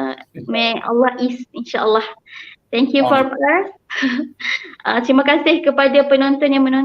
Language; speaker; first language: Malay; native; Malay